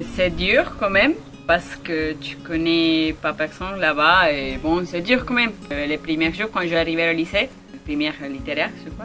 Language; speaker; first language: French; non-native, learner; Spanish